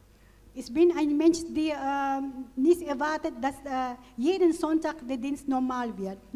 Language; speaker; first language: German; non-native, fluent; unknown